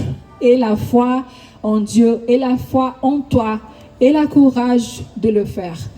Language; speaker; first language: French; non-native, fluent; Portuguese